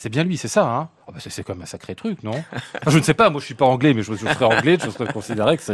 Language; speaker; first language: French; native; French